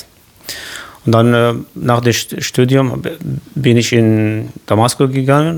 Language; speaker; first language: German; non-native, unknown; Kurdish